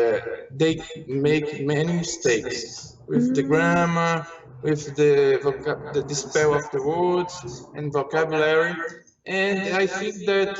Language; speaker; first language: English; non-native, learner; Portuguese